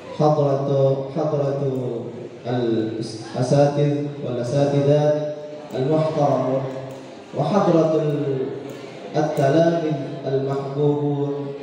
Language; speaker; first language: Arabic; non-native, learner; Indonesian